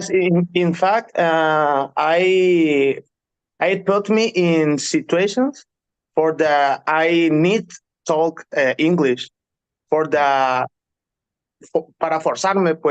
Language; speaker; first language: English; non-native, learner; Spanish